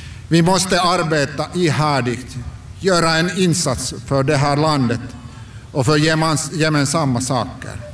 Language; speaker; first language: Swedish; non-native, local second language; Finnish